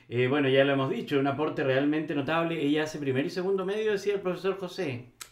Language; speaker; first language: Spanish; native; Spanish